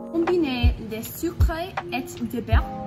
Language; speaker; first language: French; non-native, learner; English